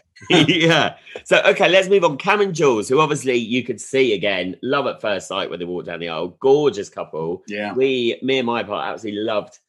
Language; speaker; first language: English; native; English